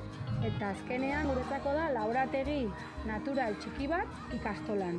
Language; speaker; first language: Basque; native; Basque